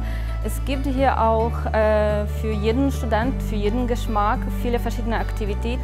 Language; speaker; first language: German; non-native, fluent; Ukrainian